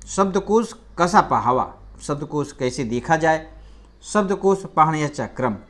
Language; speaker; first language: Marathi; non-native, local second language; Hindi